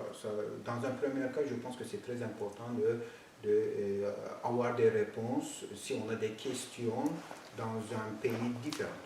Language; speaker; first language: French; non-native, fluent; Turkish